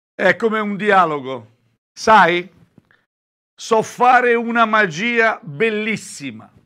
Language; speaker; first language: Italian; native; Italian